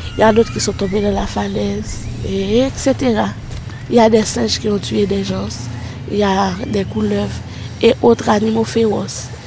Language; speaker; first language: French; non-native, local second language; Haitian Creole